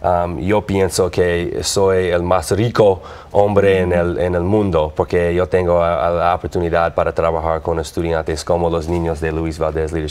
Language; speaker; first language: Spanish; non-native, learner; English